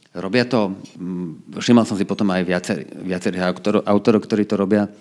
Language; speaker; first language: Slovak; native; Slovak